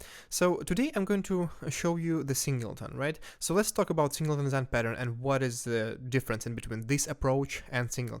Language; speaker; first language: English; non-native, fluent; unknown